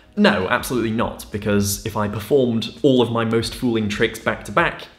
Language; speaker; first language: English; native; English